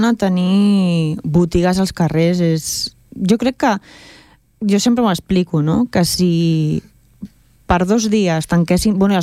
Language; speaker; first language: Catalan; native; Catalan